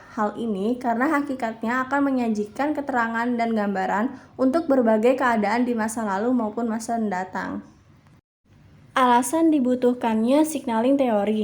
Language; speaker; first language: Indonesian; native; Indonesian